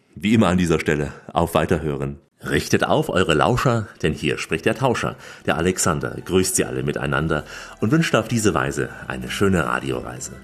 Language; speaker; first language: German; native; German